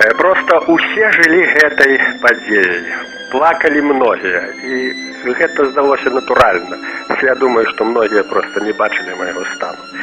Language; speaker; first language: Belarusian; native; Belarusian